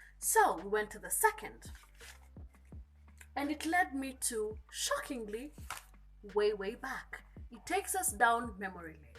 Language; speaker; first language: English; non-native, local second language; Kikuyu